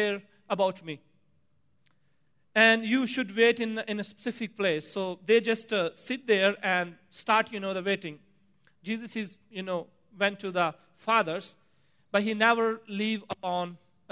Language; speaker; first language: English; non-native, local second language; Punjabi